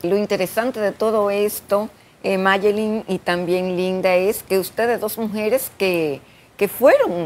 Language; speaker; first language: Spanish; native; Spanish